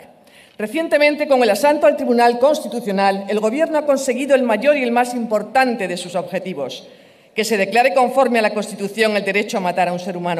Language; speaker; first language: Spanish; native; Spanish